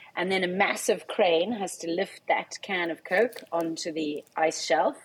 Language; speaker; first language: English; native; English